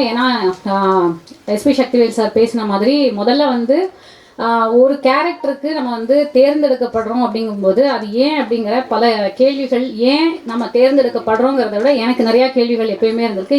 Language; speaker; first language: Tamil; native; Tamil